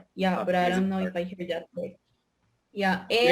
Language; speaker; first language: English; non-native, learner; Spanish